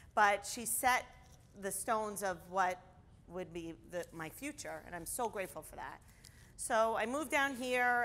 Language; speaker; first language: English; native; English